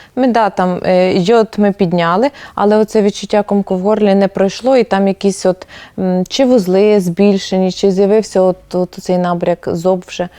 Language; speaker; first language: Ukrainian; native; Ukrainian